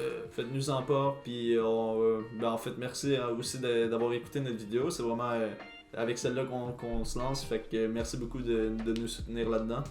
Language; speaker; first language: French; native; French